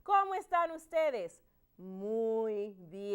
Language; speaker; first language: Spanish; non-native, learner; English